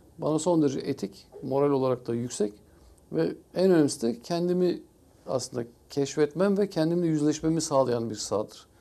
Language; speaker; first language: Turkish; early bilingual, heritage; Turkish